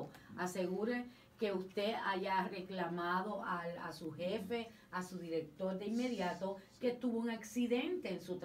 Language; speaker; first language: Spanish; native; Spanish